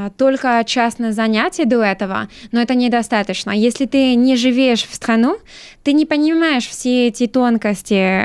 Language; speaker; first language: Russian; non-native, learner; French